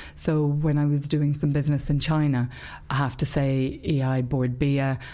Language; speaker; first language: English; native; English